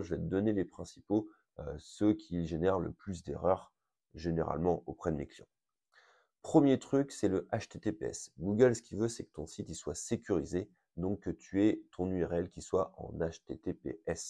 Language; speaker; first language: French; native; French